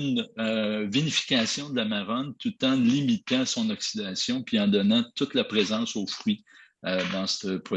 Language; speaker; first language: French; native; French